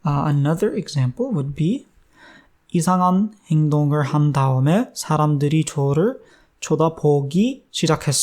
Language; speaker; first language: Korean; non-native, fluent; English